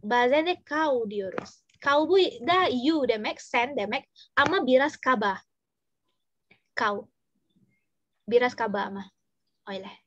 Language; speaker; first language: Turkish; non-native, learner; Indonesian